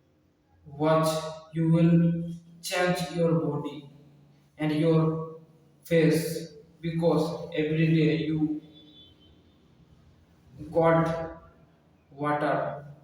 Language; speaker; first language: English; non-native, learner; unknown